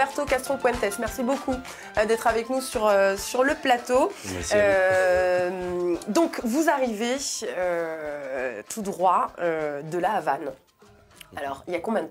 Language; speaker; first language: French; native; French